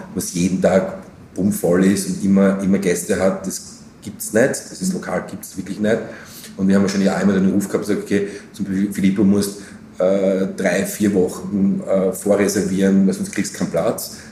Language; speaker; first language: German; native; German